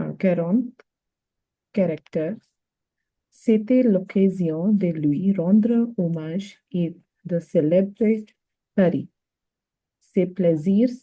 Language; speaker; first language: French; non-native, learner; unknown